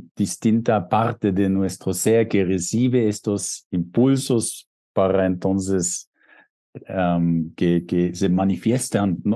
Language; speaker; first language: Spanish; non-native, fluent; German